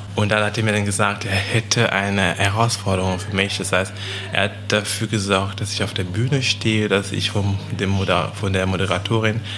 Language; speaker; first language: German; non-native, fluent; French